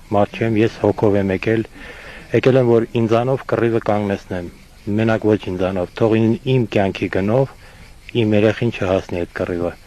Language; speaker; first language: Armenian; non-native, fluent; Estonian